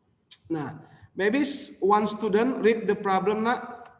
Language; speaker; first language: English; non-native, local second language; Indonesian